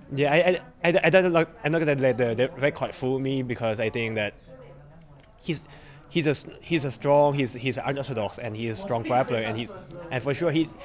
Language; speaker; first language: English; non-native, learner; Thai